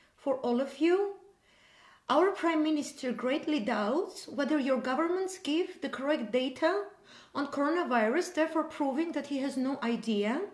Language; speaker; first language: English; non-native, fluent; Armenian